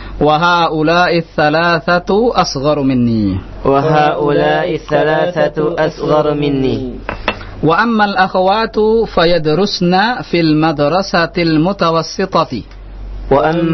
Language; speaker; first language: Arabic; non-native, fluent; Indonesian